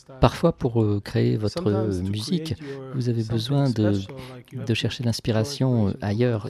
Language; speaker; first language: French; non-native, fluent; Hebrew